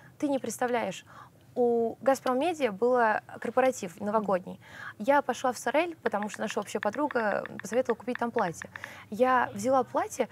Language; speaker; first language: Russian; early bilingual, heritage; Russian